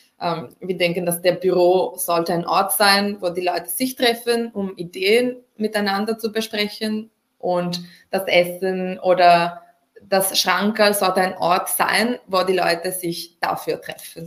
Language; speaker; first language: German; non-native, fluent; Italian